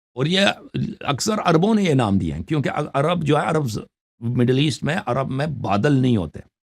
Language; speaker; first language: Urdu; non-native, fluent; Persian